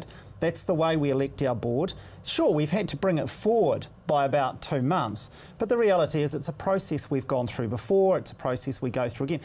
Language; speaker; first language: English; native; English